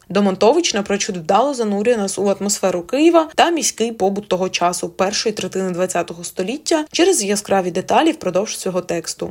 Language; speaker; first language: Ukrainian; native; Ukrainian